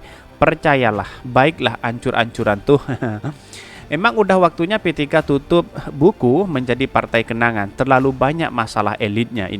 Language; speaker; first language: Indonesian; native; Indonesian